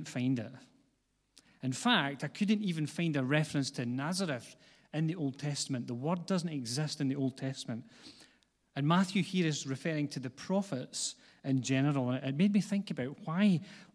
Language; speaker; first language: English; native; English